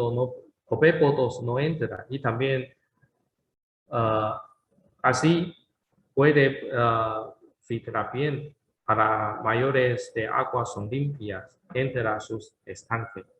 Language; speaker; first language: Spanish; non-native, learner; Chinese